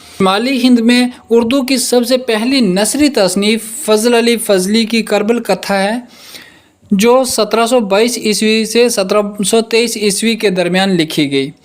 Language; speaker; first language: Urdu; native; Urdu